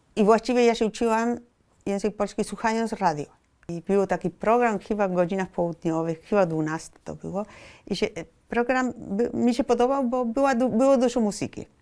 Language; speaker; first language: Polish; non-native, fluent; Spanish